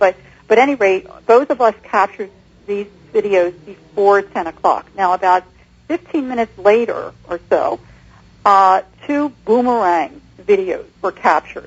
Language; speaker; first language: English; native; English